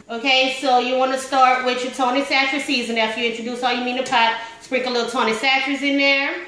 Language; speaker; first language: English; native; English